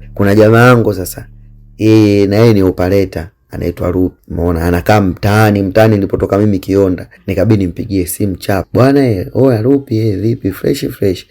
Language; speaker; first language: Swahili; native; Swahili